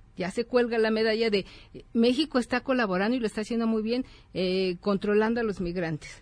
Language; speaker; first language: Spanish; native; Spanish